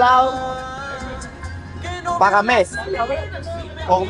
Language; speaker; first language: Spanish; non-native, learner; English